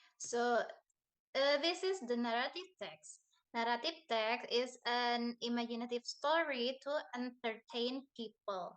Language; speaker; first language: English; non-native, learner; Indonesian